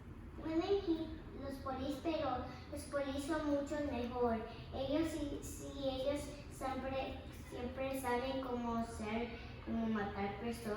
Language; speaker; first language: Spanish; early bilingual, heritage; Spanish